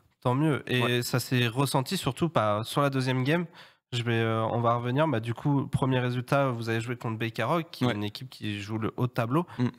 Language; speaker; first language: French; native; French